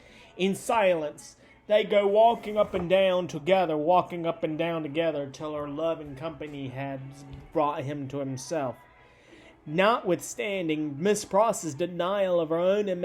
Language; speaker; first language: English; native; English